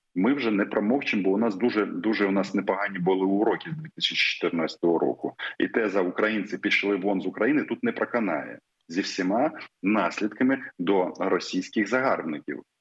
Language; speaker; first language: Ukrainian; native; Ukrainian